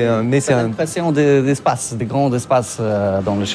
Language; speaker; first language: French; non-native, learner; Polish